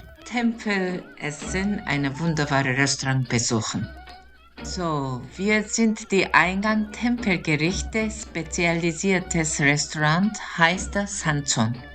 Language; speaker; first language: German; non-native, fluent; Korean